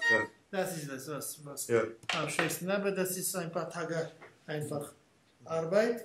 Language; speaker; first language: German; non-native, fluent; Armenian